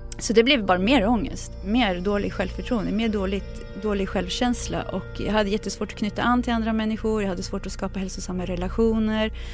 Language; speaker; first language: Swedish; early bilingual, other home language; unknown